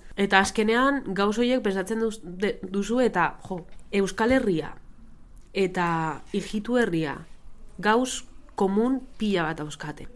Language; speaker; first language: Basque; non-native, local second language; Spanish